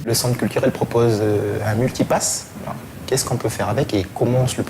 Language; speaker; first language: French; native; French